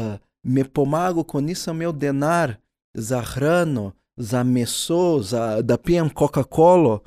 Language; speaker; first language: Slovenian; early bilingual, other home language; Portuguese